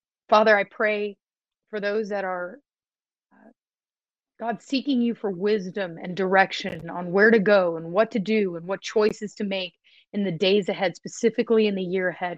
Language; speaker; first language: English; early bilingual, other home language; Spanish